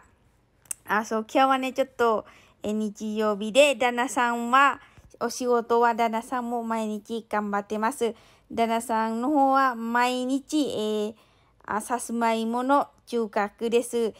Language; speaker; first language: Japanese; non-native, learner; Thai